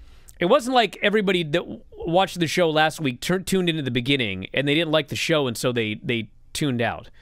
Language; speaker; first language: English; native; English